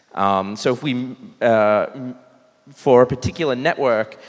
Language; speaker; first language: English; native; English